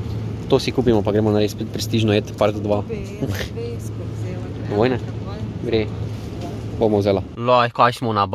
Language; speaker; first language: Slovenian; native; Slovenian